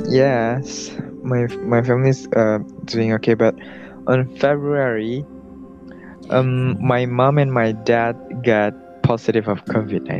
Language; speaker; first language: English; non-native, learner; Indonesian